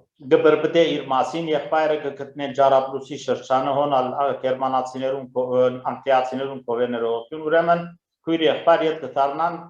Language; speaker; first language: Armenian; native; Armenian